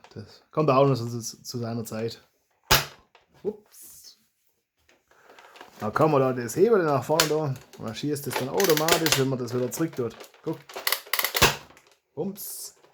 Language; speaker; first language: German; native; German